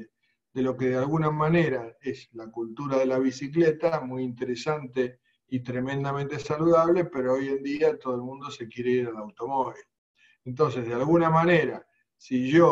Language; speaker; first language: Spanish; native; Spanish